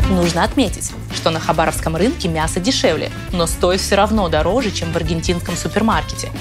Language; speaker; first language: Russian; native; Russian